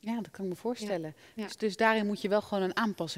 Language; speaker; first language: Dutch; native; Dutch